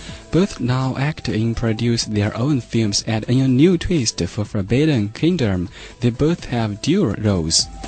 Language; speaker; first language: English; non-native, fluent; Chinese